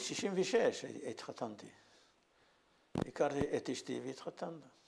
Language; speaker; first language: Hebrew; non-native, fluent; Yiddish